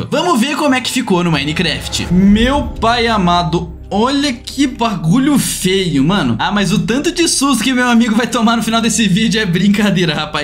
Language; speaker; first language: Portuguese; native; Portuguese